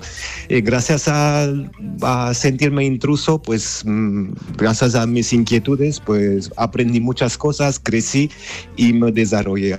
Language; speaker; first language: Spanish; non-native, fluent; Armenian